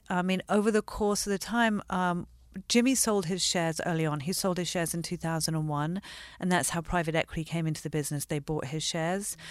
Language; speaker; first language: English; native; English